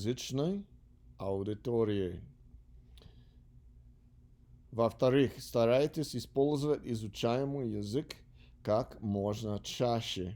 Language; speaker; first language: Russian; non-native, learner; English